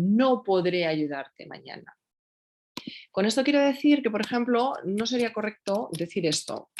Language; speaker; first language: Spanish; native; Spanish